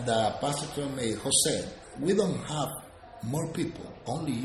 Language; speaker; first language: English; non-native, learner; Spanish